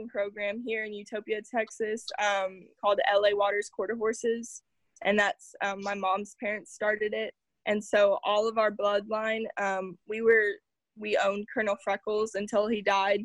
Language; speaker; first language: English; native; English